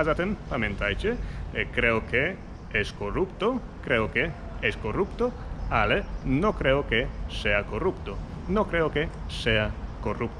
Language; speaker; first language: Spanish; non-native, fluent; Polish